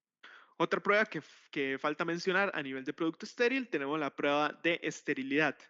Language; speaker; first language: Spanish; native; Spanish